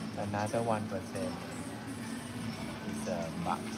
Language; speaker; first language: English; non-native, learner; Thai